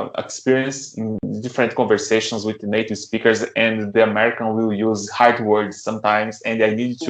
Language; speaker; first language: English; non-native, learner; Portuguese